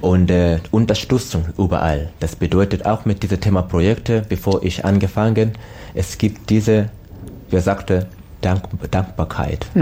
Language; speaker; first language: German; non-native, learner; Swahili